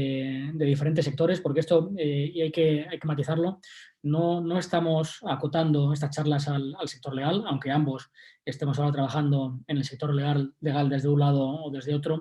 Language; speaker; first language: Spanish; native; Spanish